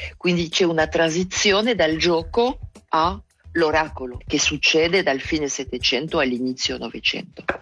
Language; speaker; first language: Italian; non-native, fluent; French